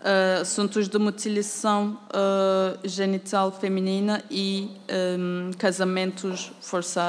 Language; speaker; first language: Portuguese; non-native, fluent; Turkish